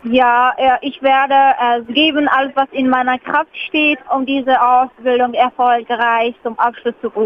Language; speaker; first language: German; non-native, fluent; Arabic